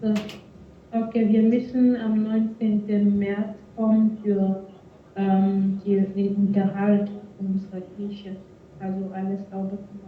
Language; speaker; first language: German; non-native, fluent; French